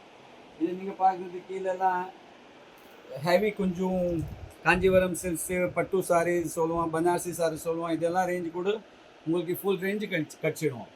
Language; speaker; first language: Tamil; non-native, fluent; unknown